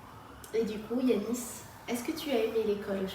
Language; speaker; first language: French; native; French